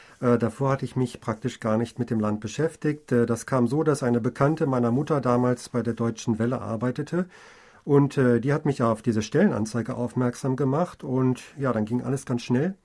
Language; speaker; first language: German; native; German